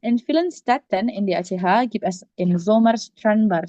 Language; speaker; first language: German; non-native, fluent; Indonesian